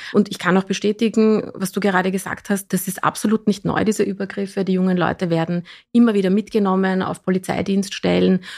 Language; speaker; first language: German; early bilingual, other home language; Persian